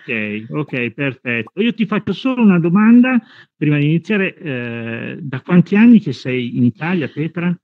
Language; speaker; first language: Italian; native; Italian